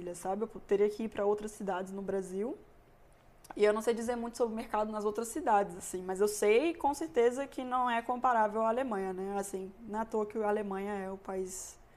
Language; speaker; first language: Portuguese; native; Portuguese